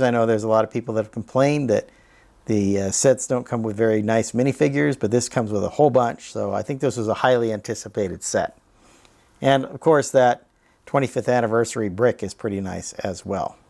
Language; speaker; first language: English; native; English